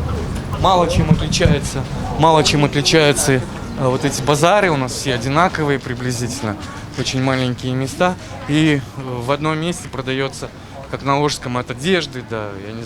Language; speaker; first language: Russian; native; Russian